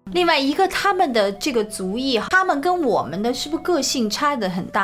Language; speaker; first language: Chinese; native; Chinese